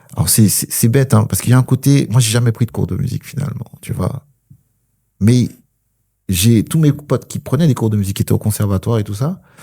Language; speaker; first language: French; early bilingual, other home language; Spanish